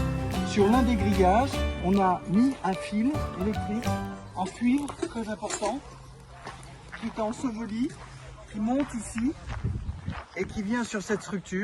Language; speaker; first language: French; native; French